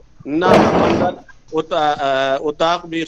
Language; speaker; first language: Persian; non-native, learner; Urdu